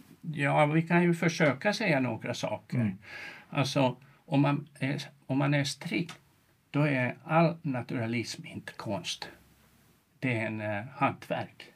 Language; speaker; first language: Swedish; non-native, local second language; Finnish